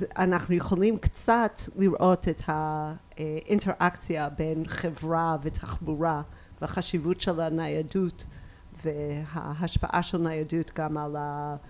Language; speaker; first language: Hebrew; non-native, fluent; English